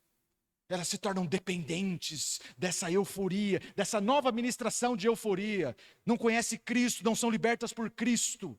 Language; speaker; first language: Portuguese; native; Portuguese